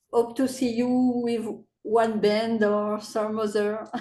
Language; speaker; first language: English; non-native, learner; French